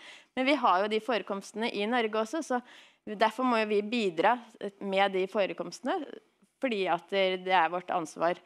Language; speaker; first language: Norwegian; native; Norwegian